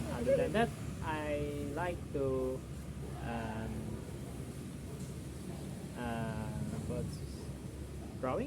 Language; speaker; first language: English; non-native, learner; Indonesian